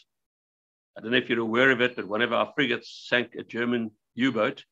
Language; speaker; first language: English; native; English